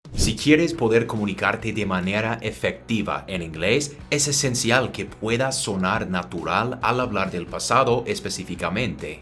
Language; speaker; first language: Spanish; non-native, fluent; English